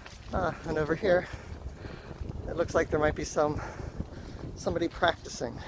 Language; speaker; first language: English; native; English